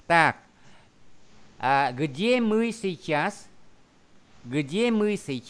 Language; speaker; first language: Russian; non-native, fluent; Vietnamese